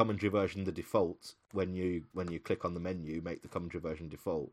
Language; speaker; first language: English; native; English